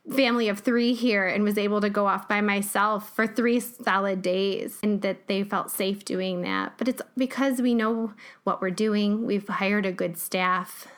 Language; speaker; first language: English; native; English